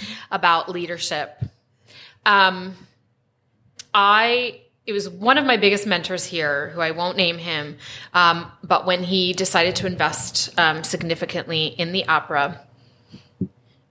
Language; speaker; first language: English; native; English